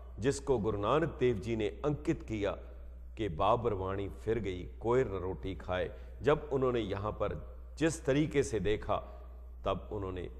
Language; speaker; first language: Hindi; non-native, local second language; Punjabi